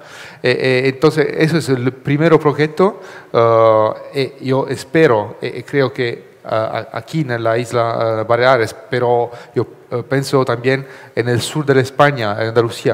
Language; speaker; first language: Spanish; non-native, learner; Italian